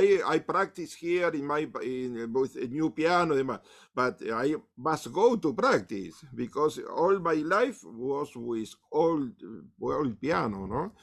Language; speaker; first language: English; non-native, learner; Spanish